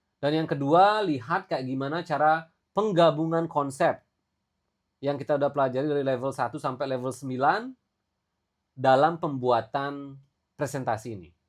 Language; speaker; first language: Indonesian; native; Indonesian